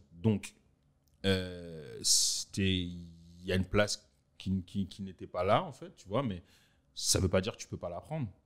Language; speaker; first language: French; native; French